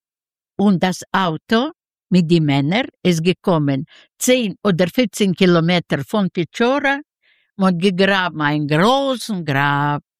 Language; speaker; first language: German; non-native, learner; Yiddish